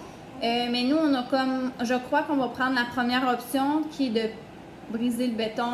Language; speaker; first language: French; native; French